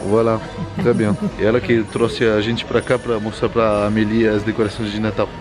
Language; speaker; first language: Portuguese; native; Portuguese